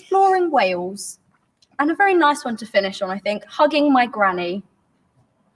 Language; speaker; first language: English; native; English